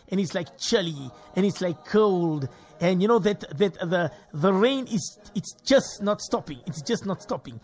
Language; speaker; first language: English; native; English